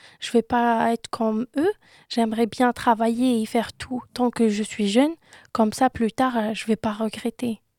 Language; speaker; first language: French; non-native, local second language; Arabic